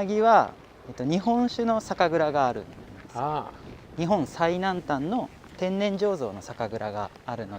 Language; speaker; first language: Japanese; native; Japanese